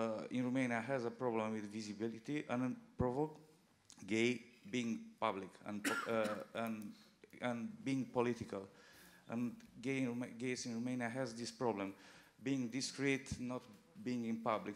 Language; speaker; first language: English; non-native, learner; Romanian